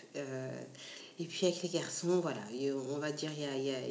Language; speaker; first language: French; native; French